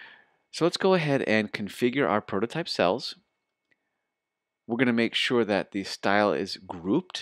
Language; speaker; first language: English; native; English